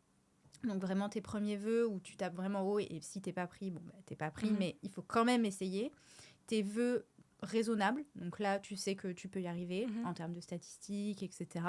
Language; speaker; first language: French; native; French